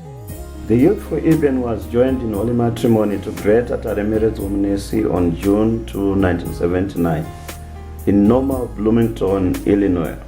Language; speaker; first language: English; non-native, local second language; Shona